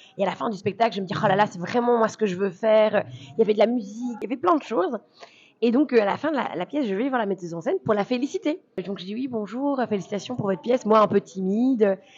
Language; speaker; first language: French; early bilingual, other home language; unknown